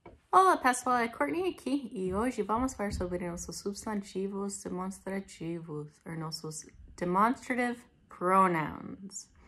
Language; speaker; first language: Portuguese; non-native, fluent; English